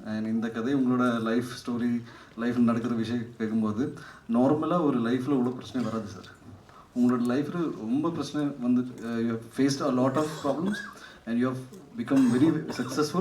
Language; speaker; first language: Tamil; non-native, learner; Malayalam